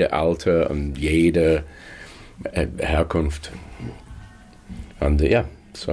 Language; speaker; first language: German; non-native, fluent; English